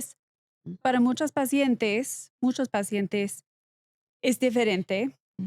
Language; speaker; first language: Spanish; non-native, learner; English